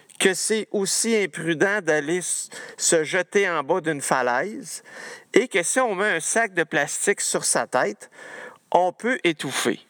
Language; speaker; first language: French; native; French